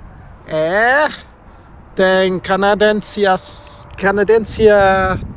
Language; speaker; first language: Portuguese; non-native, learner; English